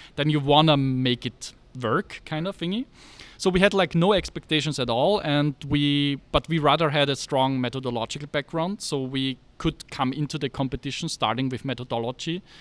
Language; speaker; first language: English; non-native, fluent; German